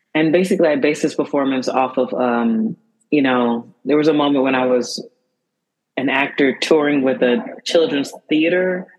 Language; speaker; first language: English; native; English